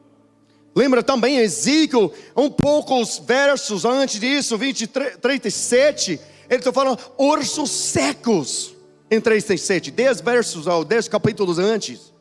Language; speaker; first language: Portuguese; non-native, learner; English